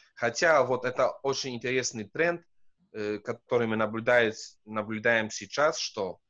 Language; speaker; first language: Russian; non-native, fluent; Polish